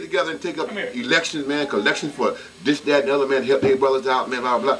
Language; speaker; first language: English; native; English